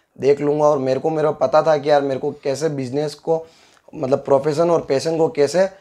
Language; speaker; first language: Hindi; native; Hindi